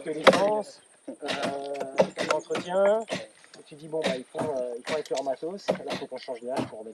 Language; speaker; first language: French; native; French